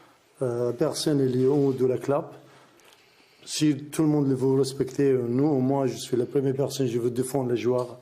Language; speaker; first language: French; non-native, learner; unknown